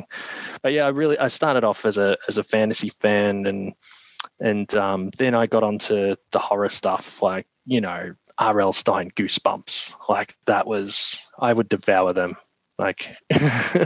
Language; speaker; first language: English; native; English